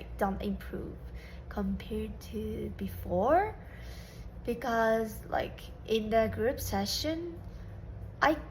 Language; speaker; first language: English; non-native, fluent; Japanese